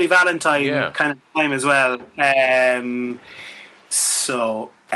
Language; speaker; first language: English; native; English